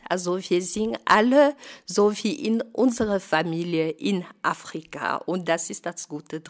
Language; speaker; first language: German; non-native, fluent; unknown